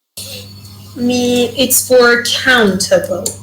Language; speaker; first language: English; non-native, fluent; Persian